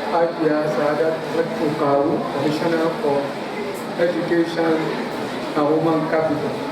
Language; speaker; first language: English; non-native, local second language; Yoruba